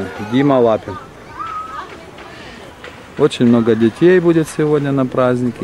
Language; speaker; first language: Russian; native; Russian